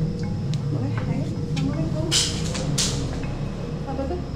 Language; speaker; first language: Indonesian; native; Indonesian